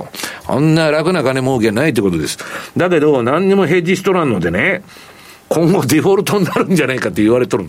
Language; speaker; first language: Japanese; native; Japanese